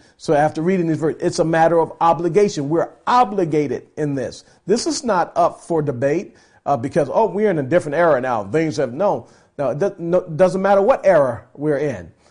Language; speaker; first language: English; native; English